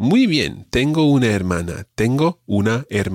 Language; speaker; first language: Spanish; non-native, fluent; English